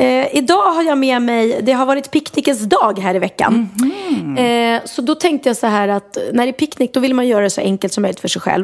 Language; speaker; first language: Swedish; native; Swedish